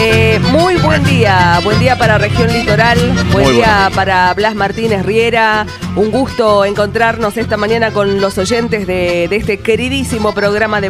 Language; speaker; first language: Spanish; native; Spanish